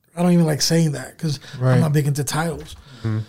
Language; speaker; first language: English; native; English